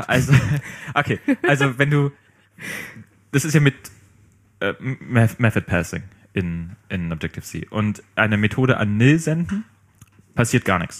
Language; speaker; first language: German; native; German